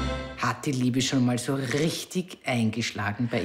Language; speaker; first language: German; native; German